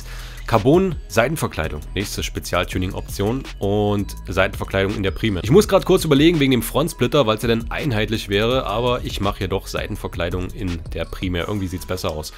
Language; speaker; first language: German; native; German